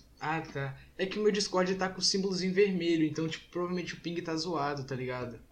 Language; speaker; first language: Portuguese; native; Portuguese